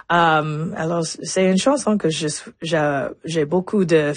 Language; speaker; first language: French; non-native, local second language; English